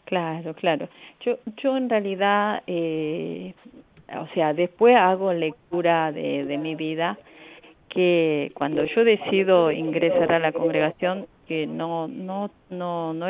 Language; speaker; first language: Spanish; non-native, fluent; Korean